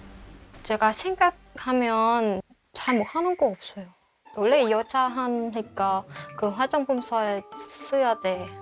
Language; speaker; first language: Korean; non-native, learner; Vietnamese